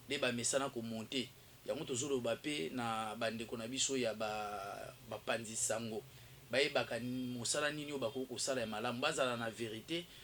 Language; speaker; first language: Lingala; native; Lingala